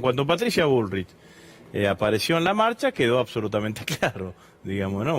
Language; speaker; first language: Spanish; native; Spanish